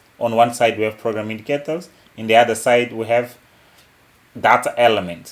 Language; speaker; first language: English; non-native, local second language; Portuguese